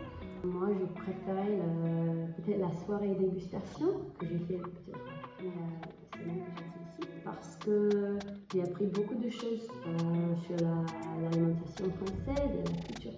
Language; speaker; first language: French; non-native, learner; English